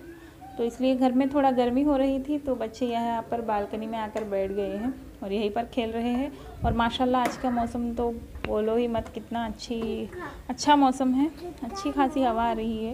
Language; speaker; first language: Hindi; native; Hindi